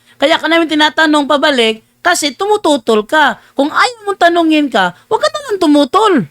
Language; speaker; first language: Filipino; native; Filipino